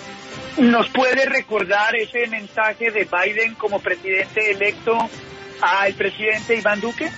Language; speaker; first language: Spanish; native; Spanish